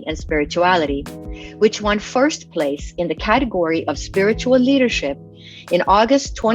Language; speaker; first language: English; native; English